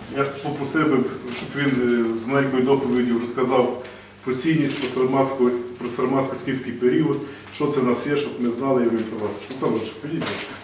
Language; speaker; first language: Ukrainian; native; Ukrainian